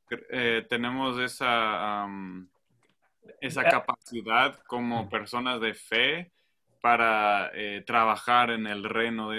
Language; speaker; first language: Spanish; non-native, fluent; English